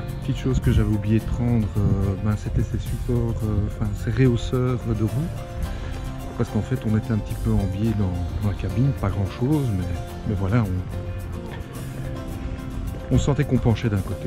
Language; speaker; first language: French; native; French